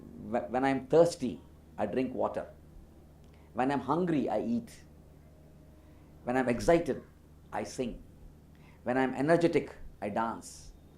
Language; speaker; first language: English; non-native, local second language; Tamil